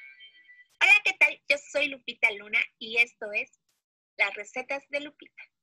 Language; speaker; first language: Spanish; native; Spanish